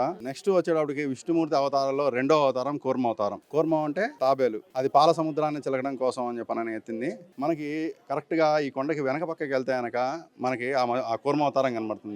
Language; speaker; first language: Telugu; native; Telugu